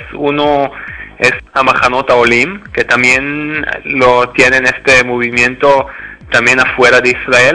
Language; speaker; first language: Spanish; non-native, fluent; Hebrew